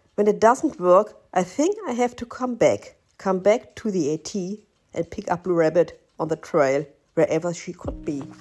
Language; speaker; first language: English; non-native, learner; German